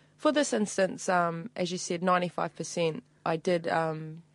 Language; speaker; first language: English; native; English